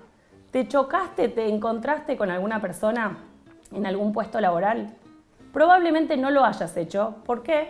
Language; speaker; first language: Spanish; native; Spanish